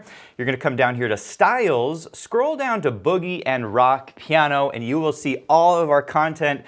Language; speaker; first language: English; native; English